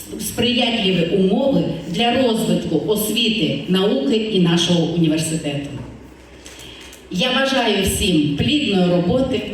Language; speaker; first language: Ukrainian; native; Ukrainian